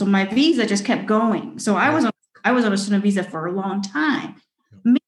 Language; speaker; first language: English; early bilingual, other home language; Chinese